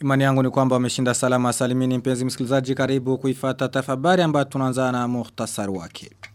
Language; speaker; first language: Swahili; non-native, local second language; Rundi